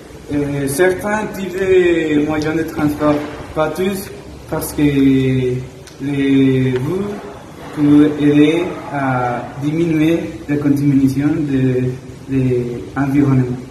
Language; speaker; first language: French; non-native, learner; Spanish